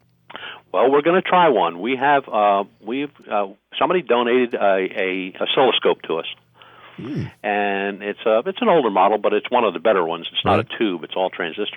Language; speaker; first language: English; native; English